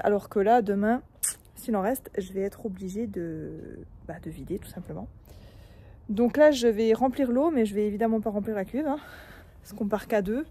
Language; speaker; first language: French; native; French